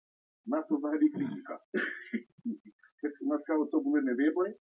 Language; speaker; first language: Ukrainian; non-native, local second language; Russian